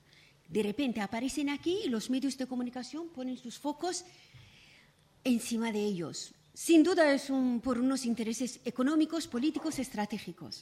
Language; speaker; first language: Spanish; non-native, fluent; Persian